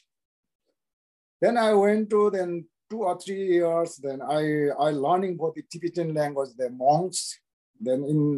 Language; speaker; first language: English; non-native, local second language; Sherpa